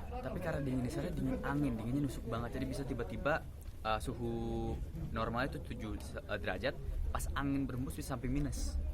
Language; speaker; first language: Indonesian; native; Indonesian